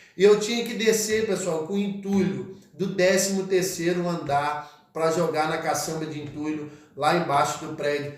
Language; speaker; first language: Portuguese; native; Portuguese